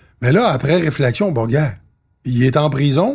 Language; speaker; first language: French; native; French